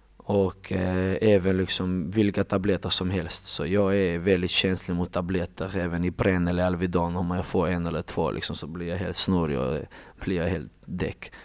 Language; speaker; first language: Swedish; non-native, fluent; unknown